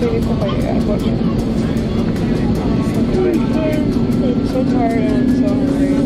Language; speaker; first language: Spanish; early bilingual, heritage; Spanish